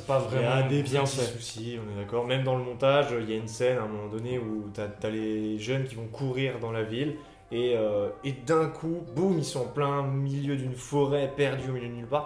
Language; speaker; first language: French; native; French